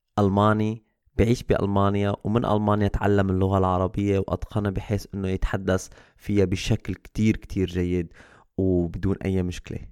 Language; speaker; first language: Arabic; native; Arabic